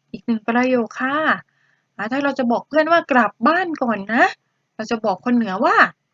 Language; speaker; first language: Thai; native; Thai